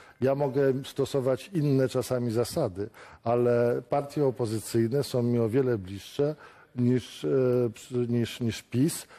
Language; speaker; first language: Polish; native; Polish